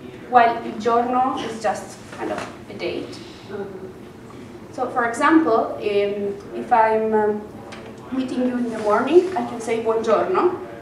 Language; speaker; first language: English; non-native, fluent; Italian